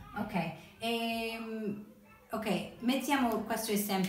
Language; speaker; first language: Italian; non-native, fluent; English